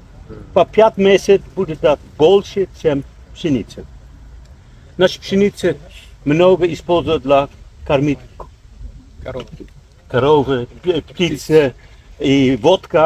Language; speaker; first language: Russian; non-native, learner; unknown